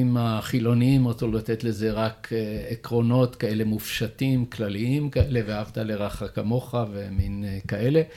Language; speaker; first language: Hebrew; native; Hebrew